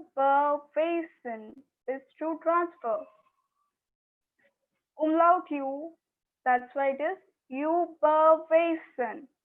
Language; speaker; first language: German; non-native, learner; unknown